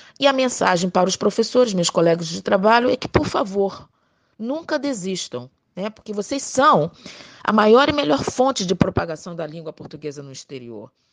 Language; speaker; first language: Portuguese; native; Portuguese